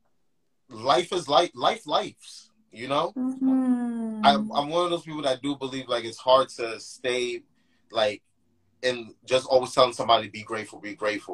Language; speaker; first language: English; native; English